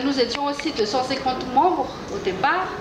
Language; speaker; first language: French; non-native, local second language; Malagasy